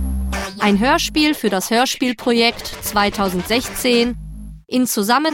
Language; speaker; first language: German; native; German